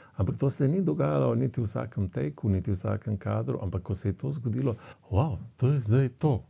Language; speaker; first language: Slovenian; native; Slovenian